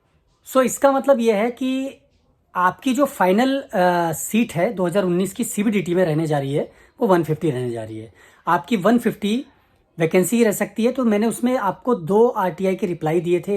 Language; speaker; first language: Hindi; native; Hindi